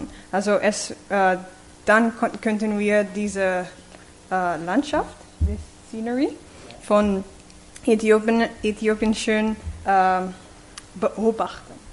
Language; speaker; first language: German; non-native, fluent; English